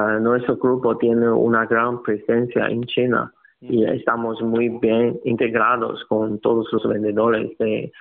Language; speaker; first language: Spanish; non-native, learner; Chinese